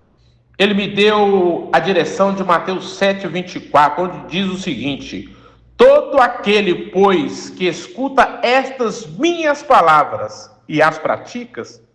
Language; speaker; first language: Portuguese; native; Portuguese